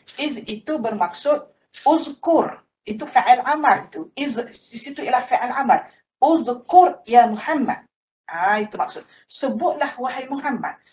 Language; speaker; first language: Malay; native; Malay